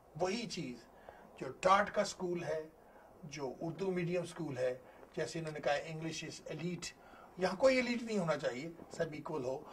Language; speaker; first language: Urdu; native; Urdu